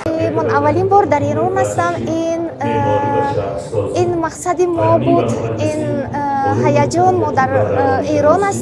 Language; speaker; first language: Persian; non-native, learner; Uzbek